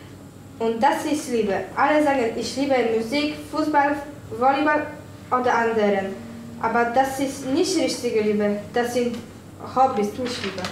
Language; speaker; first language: German; non-native, learner; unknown